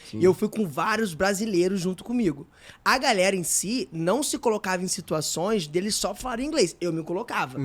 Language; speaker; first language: Portuguese; native; Portuguese